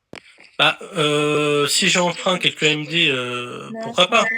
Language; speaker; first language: French; native; French